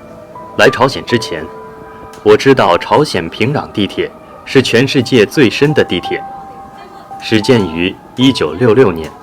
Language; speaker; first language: Chinese; native; Chinese